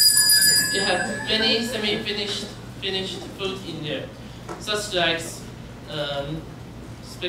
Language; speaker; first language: English; non-native, learner; Chinese